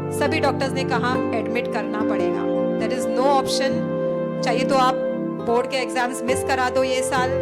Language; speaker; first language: Hindi; non-native, local second language; Marathi